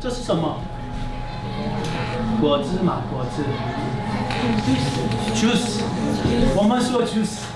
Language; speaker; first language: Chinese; non-native, fluent; Korean